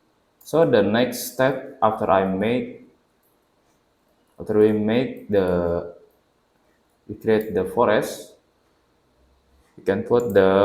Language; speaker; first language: English; non-native, learner; Indonesian